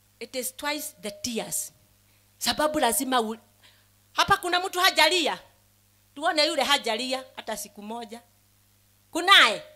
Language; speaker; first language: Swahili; non-native, local second language; Kikuyu